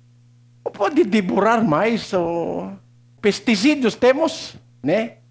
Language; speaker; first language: Portuguese; non-native, learner; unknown